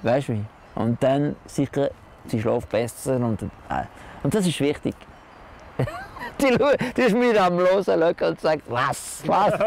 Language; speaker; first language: German; non-native, local second language; French